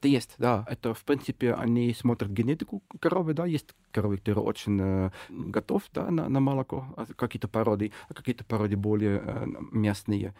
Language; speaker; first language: Russian; non-native, fluent; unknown